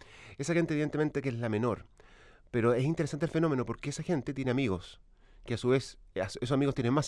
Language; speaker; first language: Spanish; native; Spanish